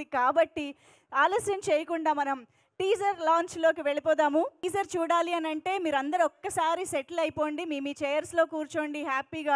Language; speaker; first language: Telugu; native; Telugu